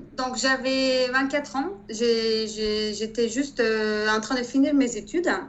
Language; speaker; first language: French; non-native, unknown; Turkish